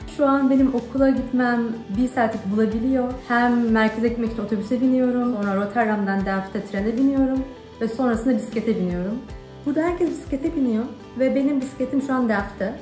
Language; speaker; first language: Turkish; native; Turkish